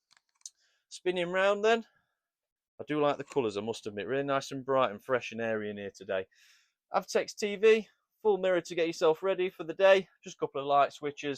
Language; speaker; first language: English; native; English